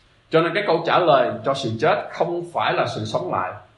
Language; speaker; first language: Vietnamese; native; Vietnamese